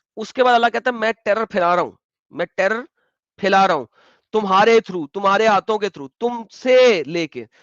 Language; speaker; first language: Urdu; native; Urdu